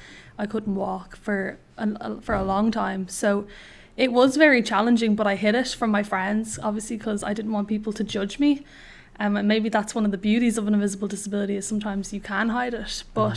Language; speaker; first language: English; native; English